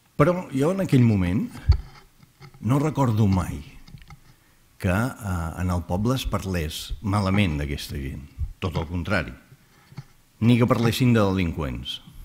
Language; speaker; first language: Catalan; native; Catalan